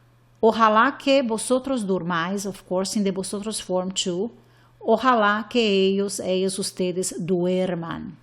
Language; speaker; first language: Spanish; non-native, fluent; English